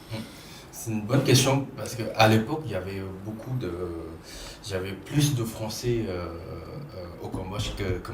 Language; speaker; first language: French; non-native, fluent; Khmer